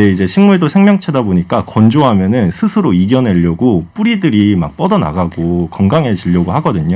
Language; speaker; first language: Korean; native; Korean